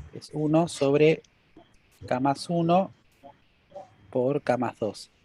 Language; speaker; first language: Spanish; native; Spanish